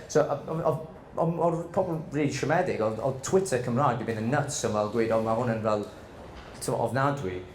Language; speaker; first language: Welsh; non-native, local second language; English